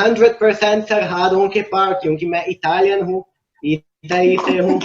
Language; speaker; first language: Hindi; non-native, learner; Italian